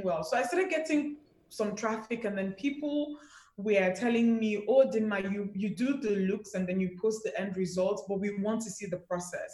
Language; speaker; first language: English; non-native, local second language; Igbo